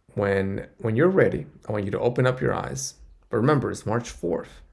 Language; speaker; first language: English; native; English